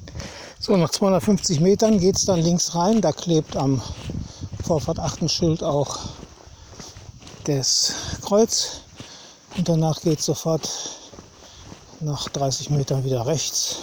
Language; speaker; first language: German; native; German